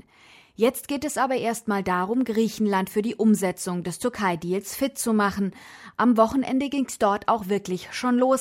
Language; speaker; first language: German; native; German